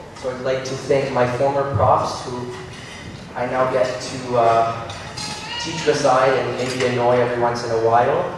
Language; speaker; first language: English; native; English